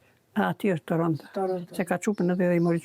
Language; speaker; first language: Albanian; native; Albanian